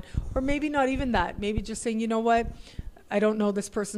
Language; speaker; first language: English; native; English